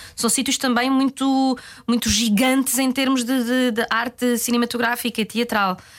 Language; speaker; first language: Portuguese; native; Portuguese